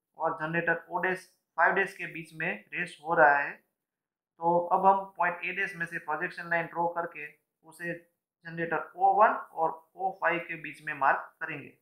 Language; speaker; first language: Hindi; non-native, local second language; Gujarati